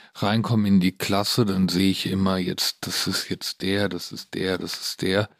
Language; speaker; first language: German; native; German